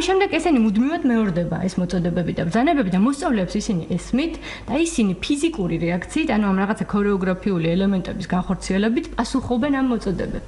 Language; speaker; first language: Georgian; native; Georgian